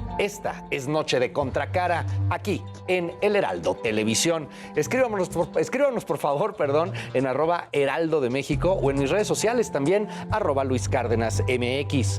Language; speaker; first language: Spanish; native; Spanish